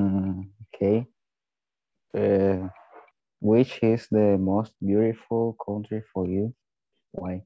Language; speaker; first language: English; non-native, learner; Spanish